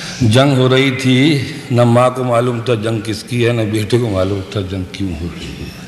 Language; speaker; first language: Urdu; native; Urdu